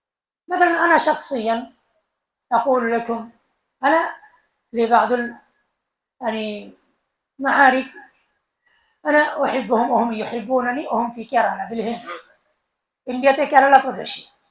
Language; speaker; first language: Arabic; non-native, fluent; Bangla